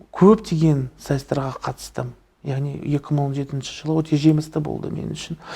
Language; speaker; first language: Kazakh; non-native, local second language; Russian